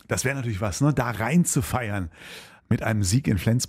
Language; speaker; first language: German; native; German